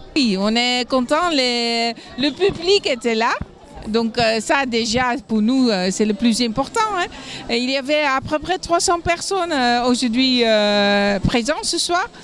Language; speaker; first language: French; non-native, fluent; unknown